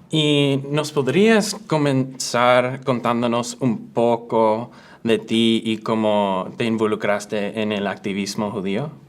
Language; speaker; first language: Spanish; early bilingual, other home language; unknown